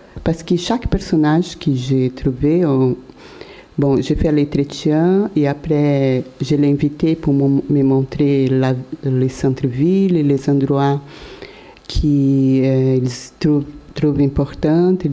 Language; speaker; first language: French; non-native, learner; Portuguese